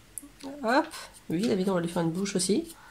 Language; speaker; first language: French; native; French